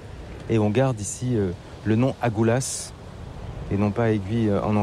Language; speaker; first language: French; native; French